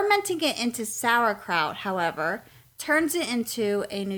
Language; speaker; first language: English; native; English